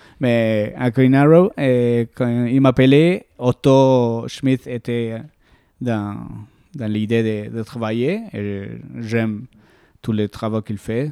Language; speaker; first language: French; non-native, learner; Spanish